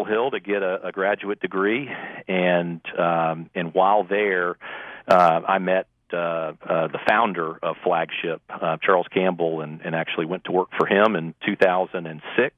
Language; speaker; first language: English; native; English